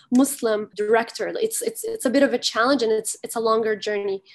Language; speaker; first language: English; early bilingual, heritage; Arabic